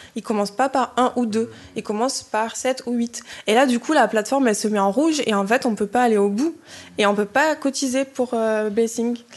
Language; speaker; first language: French; non-native, fluent; Bini